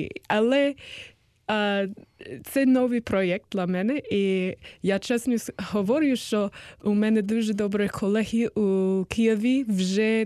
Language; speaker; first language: Ukrainian; non-native, learner; English